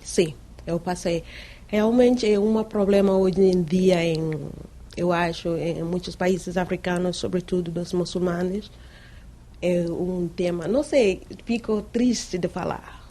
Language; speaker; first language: Portuguese; non-native, fluent; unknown